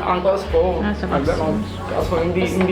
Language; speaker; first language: Filipino; non-native, learner; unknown